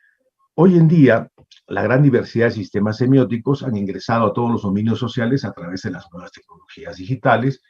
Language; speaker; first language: Spanish; native; Spanish